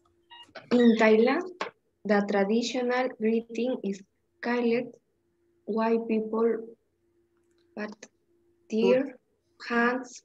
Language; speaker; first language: English; non-native, learner; Spanish